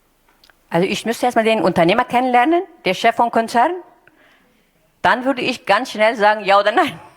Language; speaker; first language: German; non-native, fluent; Turkish